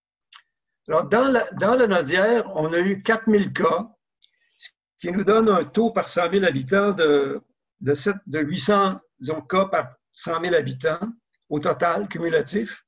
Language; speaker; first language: French; native; French